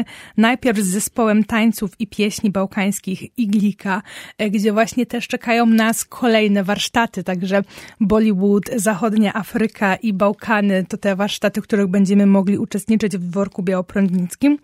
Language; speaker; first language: Polish; native; Polish